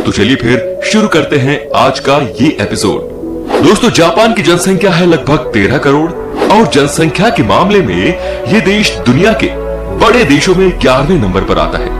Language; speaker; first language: Hindi; native; Hindi